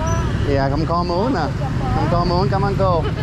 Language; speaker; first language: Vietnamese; non-native, learner; English